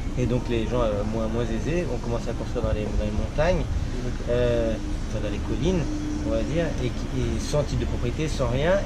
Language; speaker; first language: French; early bilingual, heritage; French